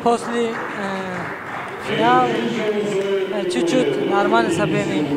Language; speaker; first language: Russian; non-native, learner; Uzbek